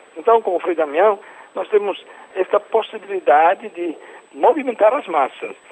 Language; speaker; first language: Portuguese; non-native, fluent; Italian